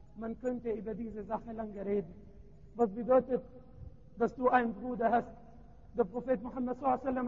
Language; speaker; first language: German; non-native, learner; Arabic